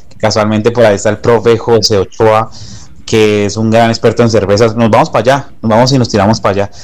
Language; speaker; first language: Spanish; native; Spanish